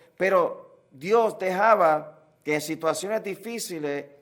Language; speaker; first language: Spanish; native; Spanish